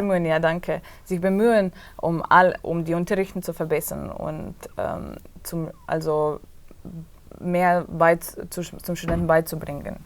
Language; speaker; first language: German; non-native, fluent; Slovenian